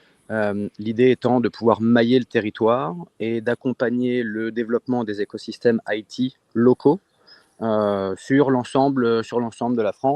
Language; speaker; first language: French; native; French